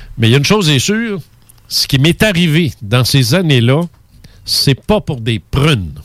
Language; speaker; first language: French; early bilingual, other home language; Spanish